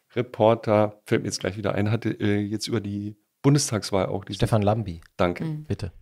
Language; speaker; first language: German; native; German